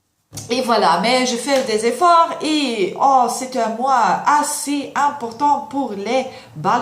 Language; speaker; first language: French; non-native, local second language; Dutch